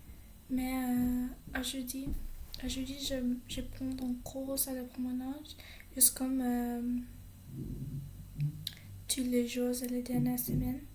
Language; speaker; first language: French; non-native, learner; English